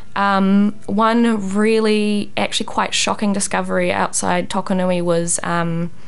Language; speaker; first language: English; native; English